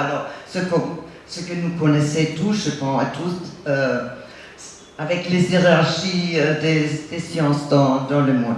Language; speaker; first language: French; non-native, fluent; German